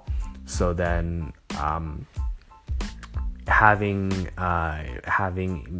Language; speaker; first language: English; non-native, local second language; Cantonese